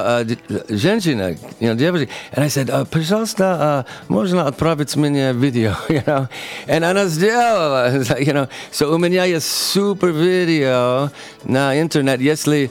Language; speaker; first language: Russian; non-native, learner; English